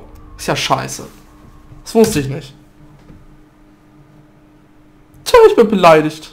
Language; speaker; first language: German; native; German